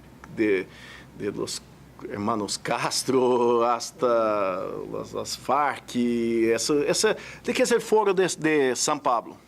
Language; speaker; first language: Spanish; non-native, fluent; Portuguese